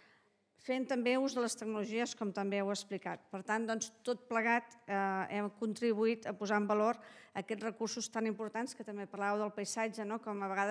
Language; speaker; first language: Catalan; native; Catalan